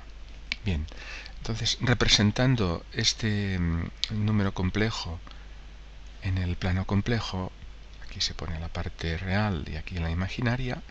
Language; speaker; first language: Spanish; native; Spanish